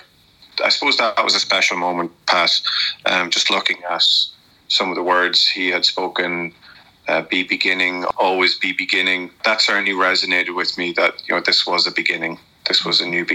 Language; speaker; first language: English; native; English